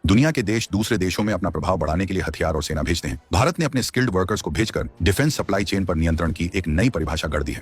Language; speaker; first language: Hindi; native; Hindi